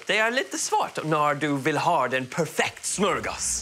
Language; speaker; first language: Swedish; non-native, learner; English